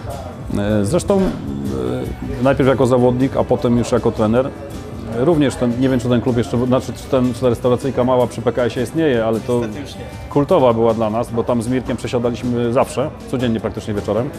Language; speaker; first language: Polish; native; Polish